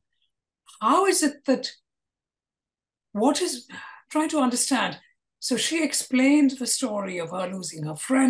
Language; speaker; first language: English; non-native, local second language; Malayalam